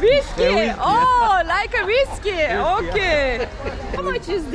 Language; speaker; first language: English; non-native, learner; Turkish